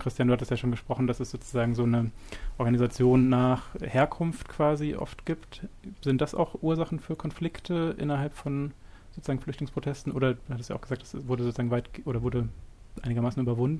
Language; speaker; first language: German; native; German